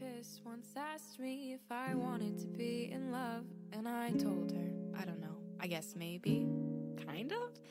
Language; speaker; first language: English; native; English